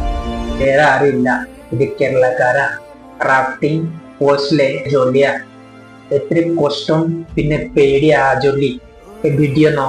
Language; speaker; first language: Malayalam; non-native, learner; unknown